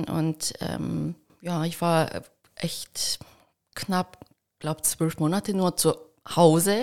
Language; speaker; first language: German; early bilingual, heritage; Korean